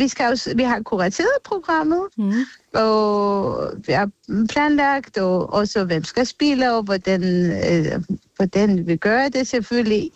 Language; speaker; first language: Danish; non-native, fluent; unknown